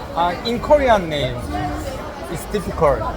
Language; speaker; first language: English; non-native, learner; Korean